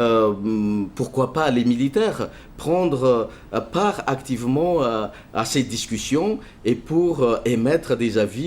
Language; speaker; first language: French; non-native, local second language; Malagasy